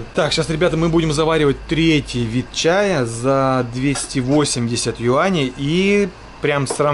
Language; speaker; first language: Russian; native; Russian